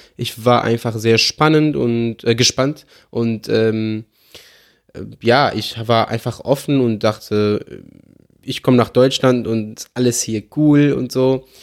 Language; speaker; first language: German; non-native, fluent; Arabic